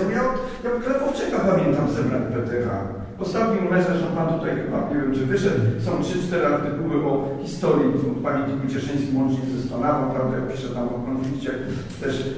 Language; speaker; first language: Polish; native; Polish